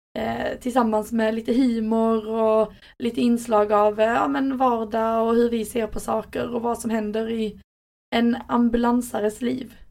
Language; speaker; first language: Swedish; native; Swedish